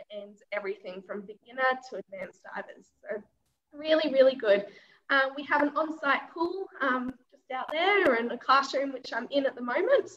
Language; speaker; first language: English; native; English